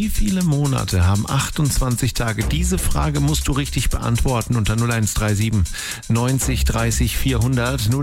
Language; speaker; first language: German; native; German